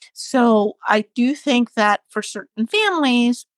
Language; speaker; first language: English; non-native, fluent; Spanish